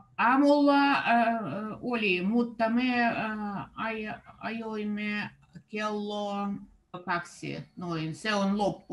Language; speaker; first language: Finnish; non-native, learner; Russian